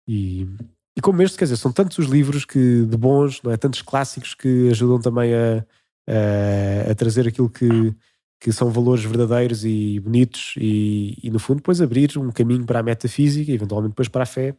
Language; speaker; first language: Portuguese; native; Portuguese